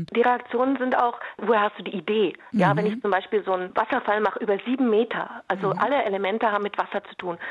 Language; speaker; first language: German; native; German